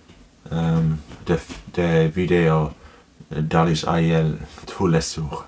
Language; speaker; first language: French; non-native, learner; Finnish